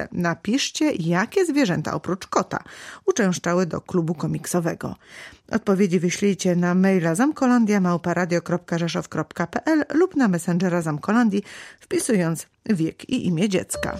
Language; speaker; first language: Polish; native; Polish